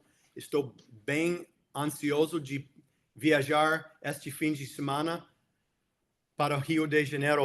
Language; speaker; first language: Portuguese; non-native, fluent; English